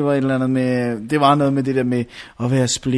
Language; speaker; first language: Danish; native; Danish